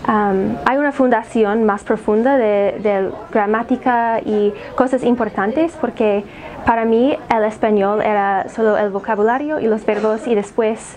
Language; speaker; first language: Spanish; non-native, fluent; English